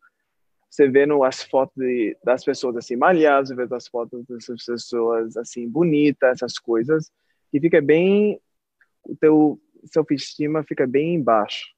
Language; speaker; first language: Portuguese; early bilingual, heritage; Portuguese